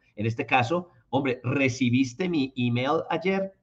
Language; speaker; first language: Spanish; native; Spanish